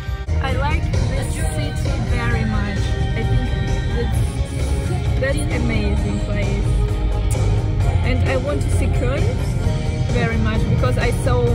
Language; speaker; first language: English; non-native, learner; Russian